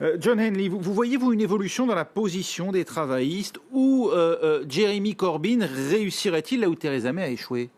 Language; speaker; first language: French; native; French